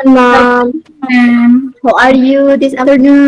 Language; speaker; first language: English; non-native, learner; Indonesian